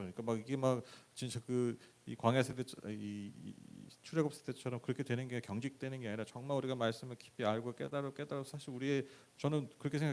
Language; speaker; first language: Korean; native; Korean